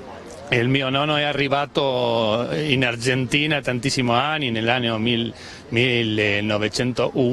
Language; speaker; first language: Italian; non-native, fluent; Spanish